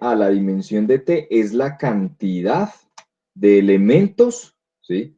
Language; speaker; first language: Spanish; native; Spanish